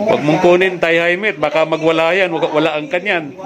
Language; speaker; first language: Filipino; native; Filipino